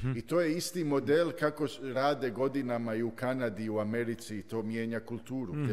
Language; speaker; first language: Croatian; early bilingual, heritage; Croatian